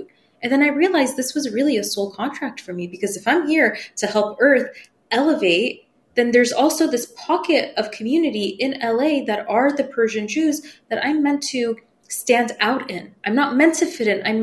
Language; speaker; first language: English; early bilingual, other home language; Persian